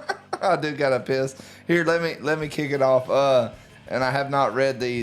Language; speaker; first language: English; native; English